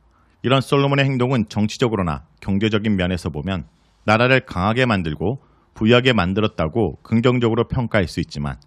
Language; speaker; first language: Korean; native; Korean